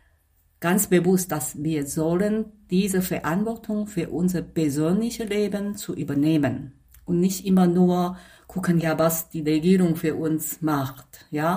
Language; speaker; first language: German; non-native, fluent; Chinese